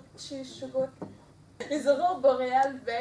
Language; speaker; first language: French; non-native, local second language; Innu-aimun